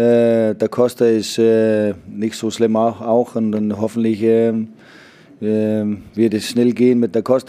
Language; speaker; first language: German; non-native, fluent; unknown